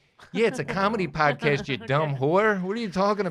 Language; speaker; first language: English; native; English